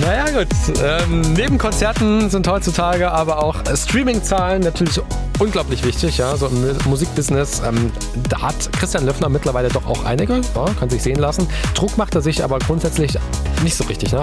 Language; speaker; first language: German; native; German